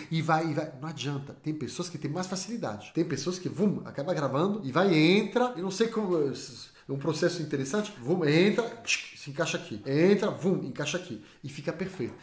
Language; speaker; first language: Portuguese; non-native, fluent; French